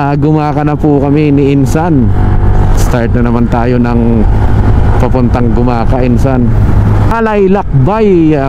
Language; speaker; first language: Filipino; non-native, local second language; Bikol